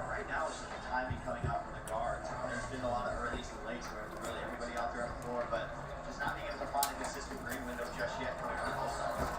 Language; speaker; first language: English; native; English